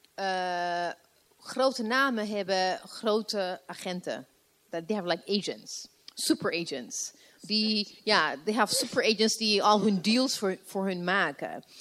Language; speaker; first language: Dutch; non-native, fluent; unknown